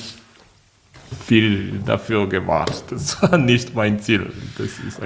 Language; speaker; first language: German; non-native, fluent; French